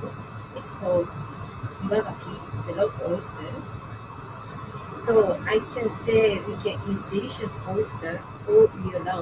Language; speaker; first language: English; non-native, learner; Japanese